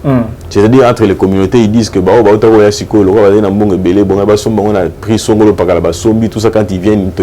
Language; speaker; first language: French; non-native, local second language; Lingala